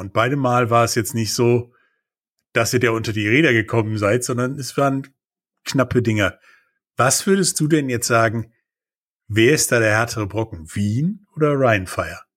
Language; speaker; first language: German; native; German